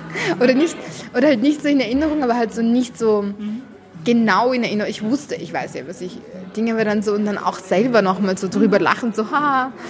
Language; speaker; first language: German; early bilingual, heritage; Arabic